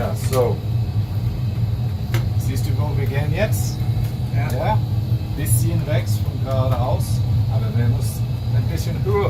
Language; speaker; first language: German; non-native, learner; English